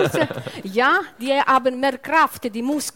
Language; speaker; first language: German; non-native, learner; Italian